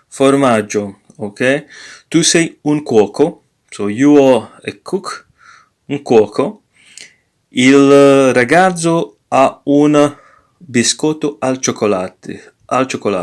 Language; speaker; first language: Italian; non-native, learner; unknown